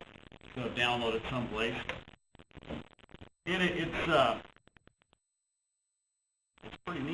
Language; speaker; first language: English; native; English